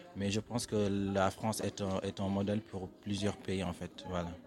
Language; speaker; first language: French; non-native, local second language; Wolof